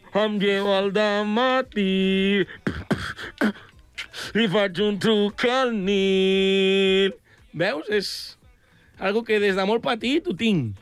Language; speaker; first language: Catalan; early bilingual, other home language; Spanish